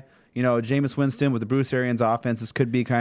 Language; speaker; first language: English; native; English